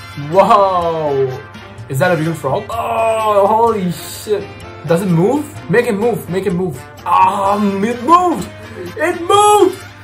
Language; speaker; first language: English; non-native, local second language; Marathi